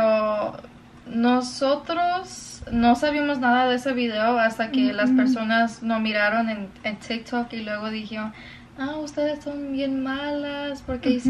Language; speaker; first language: Spanish; early bilingual, other home language; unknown